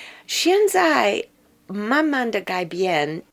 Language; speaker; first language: Chinese; non-native, fluent; English